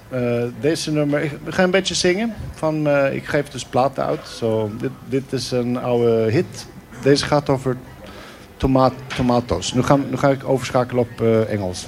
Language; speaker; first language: Dutch; non-native, fluent; Swedish